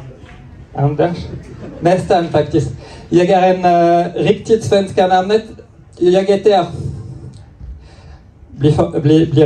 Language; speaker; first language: Swedish; non-native, learner; French